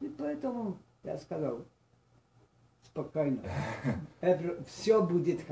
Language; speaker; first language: Russian; non-native, learner; Polish